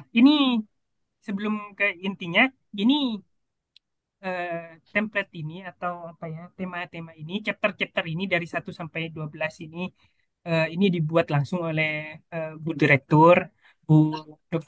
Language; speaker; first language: Indonesian; native; Indonesian